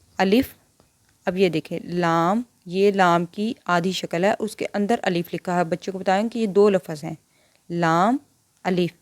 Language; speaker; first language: Urdu; native; Urdu